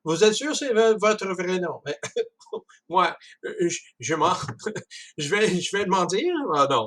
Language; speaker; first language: French; non-native, fluent; English